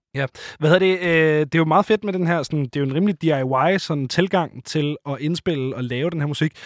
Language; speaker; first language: Danish; native; Danish